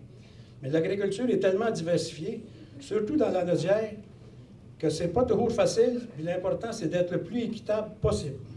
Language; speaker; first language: French; native; French